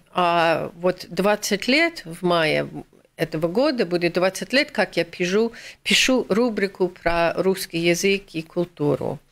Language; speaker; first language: Russian; non-native, fluent; English